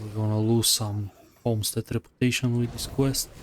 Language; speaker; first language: English; non-native, fluent; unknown